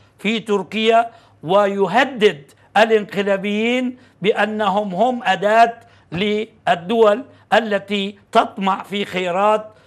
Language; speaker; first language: Arabic; non-native, fluent; Turkish